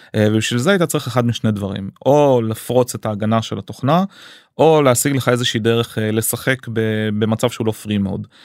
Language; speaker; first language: Hebrew; early bilingual, other home language; English